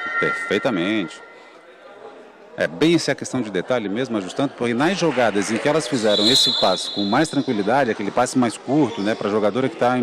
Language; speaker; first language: Portuguese; native; Portuguese